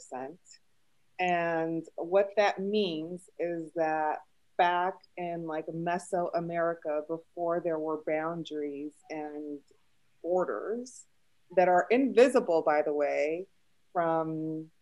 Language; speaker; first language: English; early bilingual, other home language; Spanish